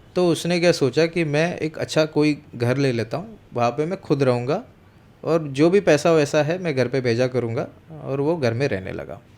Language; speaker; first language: Hindi; non-native, local second language; Marathi